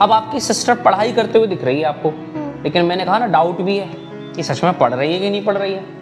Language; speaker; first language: Hindi; native; Hindi